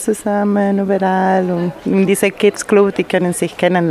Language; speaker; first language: German; non-native, learner; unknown